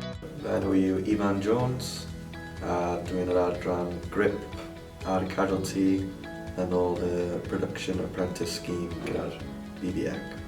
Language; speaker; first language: Welsh; non-native, local second language; English